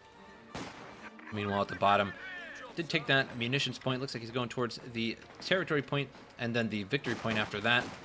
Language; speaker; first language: English; native; English